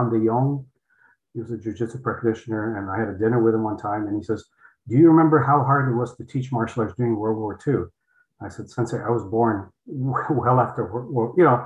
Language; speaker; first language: English; non-native, fluent; Polish